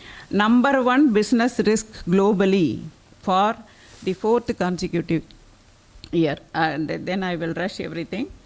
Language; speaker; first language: English; non-native, local second language; Tamil